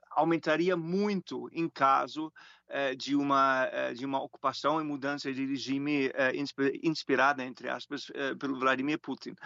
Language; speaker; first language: Portuguese; non-native, fluent; German